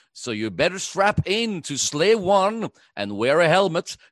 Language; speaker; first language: English; non-native, fluent; Norwegian